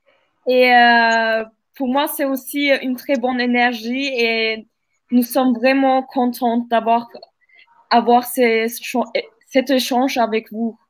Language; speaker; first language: French; non-native, fluent; Turkish